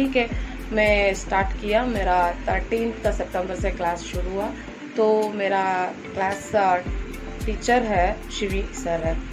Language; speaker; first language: Hindi; non-native, local second language; Kannada